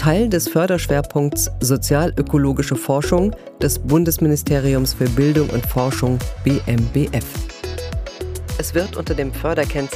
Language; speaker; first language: German; native; German